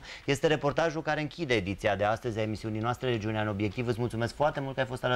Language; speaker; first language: Romanian; native; Romanian